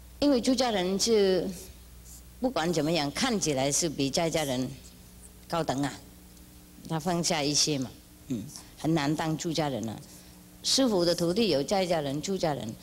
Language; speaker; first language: Chinese; non-native, fluent; Vietnamese